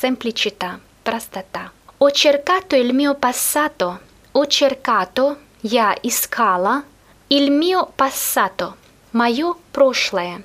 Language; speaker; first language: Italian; non-native, fluent; Russian